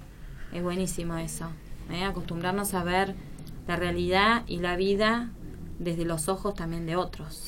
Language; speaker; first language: Spanish; native; Spanish